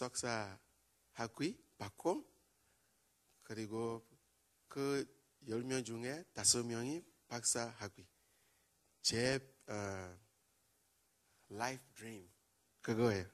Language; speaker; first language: Korean; non-native, learner; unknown